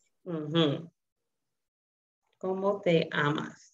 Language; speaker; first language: Spanish; non-native, learner; English